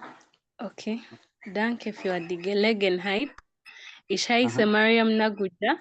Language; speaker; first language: German; non-native, learner; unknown